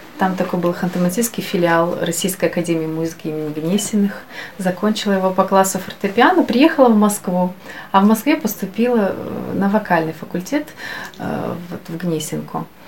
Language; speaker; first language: Russian; native; Russian